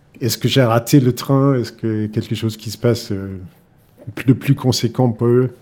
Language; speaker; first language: French; non-native, fluent; Danish